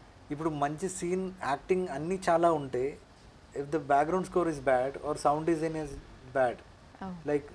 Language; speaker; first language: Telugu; non-native, local second language; Malayalam